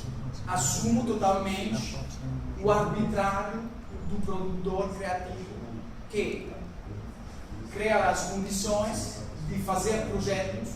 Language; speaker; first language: Portuguese; non-native, learner; French